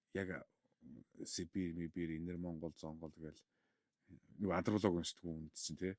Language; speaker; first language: Mongolian; native; Mongolian